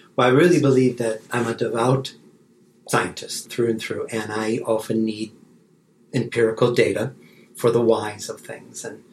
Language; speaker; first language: English; native; English